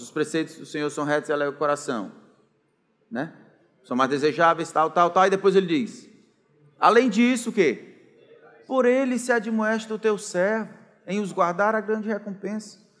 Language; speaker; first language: Portuguese; native; Portuguese